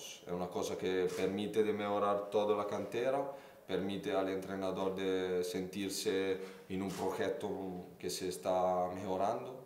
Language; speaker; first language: Spanish; non-native, fluent; Italian